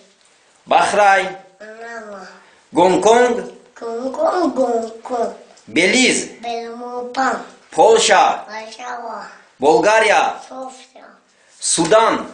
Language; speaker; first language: Russian; non-native, local second language; Tajik